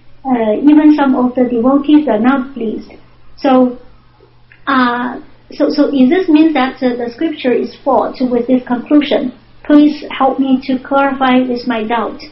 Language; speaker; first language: English; non-native, fluent; Chinese